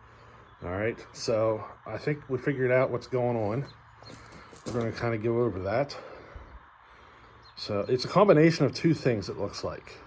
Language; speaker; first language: English; native; English